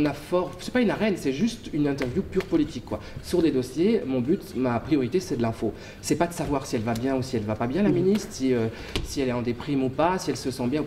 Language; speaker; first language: French; native; French